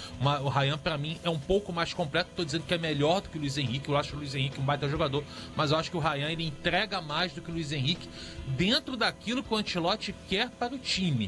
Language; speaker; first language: Portuguese; native; Portuguese